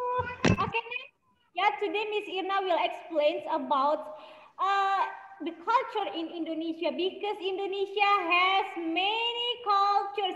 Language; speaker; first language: English; non-native, learner; Indonesian